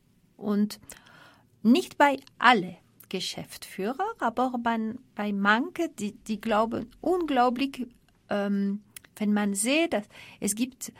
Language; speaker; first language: German; non-native, fluent; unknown